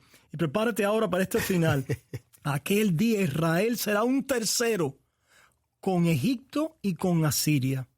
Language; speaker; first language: Spanish; native; Spanish